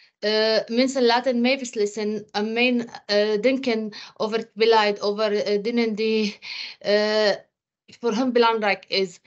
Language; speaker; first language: Dutch; non-native, fluent; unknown